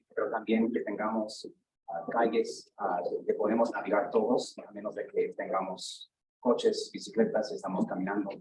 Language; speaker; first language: Spanish; non-native, learner; English